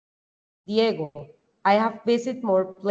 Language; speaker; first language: English; non-native, fluent; Spanish